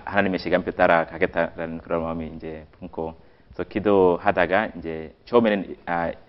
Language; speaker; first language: Korean; non-native, fluent; Swahili